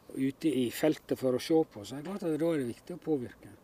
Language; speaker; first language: Norwegian; native; Norwegian